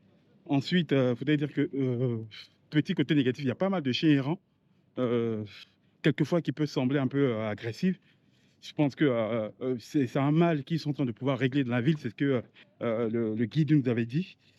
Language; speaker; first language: French; native; French